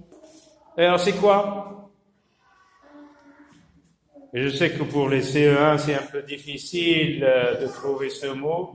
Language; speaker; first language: French; non-native, local second language; Arabic